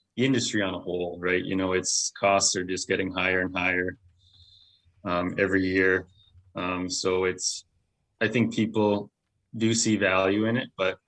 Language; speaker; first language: English; native; English